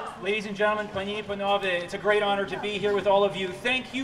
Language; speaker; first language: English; native; English